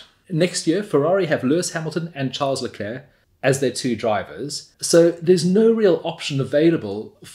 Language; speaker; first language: English; native; English